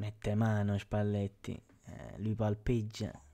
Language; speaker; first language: Italian; native; Italian